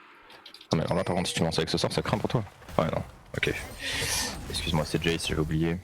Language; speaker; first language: French; native; French